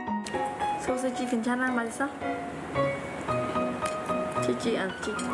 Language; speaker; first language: Korean; non-native, learner; Khmer